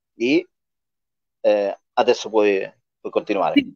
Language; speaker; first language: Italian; non-native, learner; Spanish